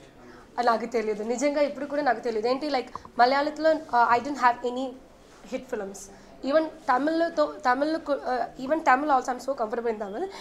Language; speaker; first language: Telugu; non-native, learner; Malayalam